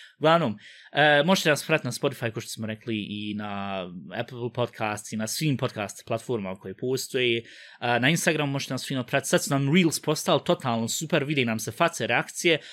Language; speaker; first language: Bosnian; early bilingual, heritage; Bosnian